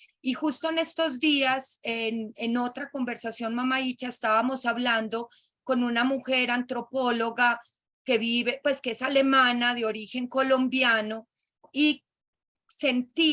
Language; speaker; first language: Spanish; native; Spanish